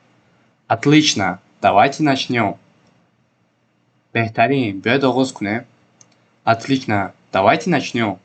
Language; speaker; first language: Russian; non-native, local second language; Tajik